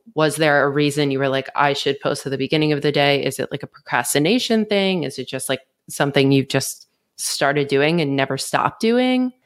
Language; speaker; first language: English; native; English